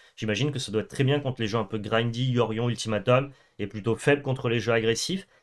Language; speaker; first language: French; native; French